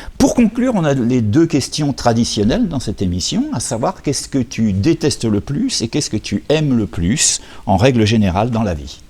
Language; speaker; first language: French; native; French